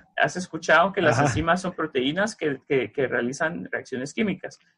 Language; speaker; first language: Spanish; native; Spanish